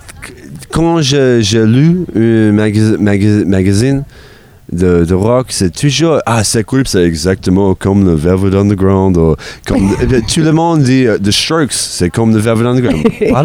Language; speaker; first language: French; non-native, learner; English